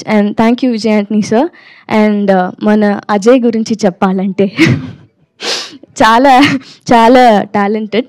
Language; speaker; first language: Telugu; non-native, learner; Tamil